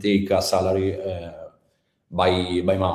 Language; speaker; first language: English; non-native, learner; Italian